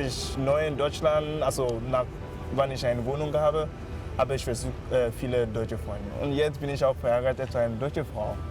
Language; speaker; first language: German; non-native, learner; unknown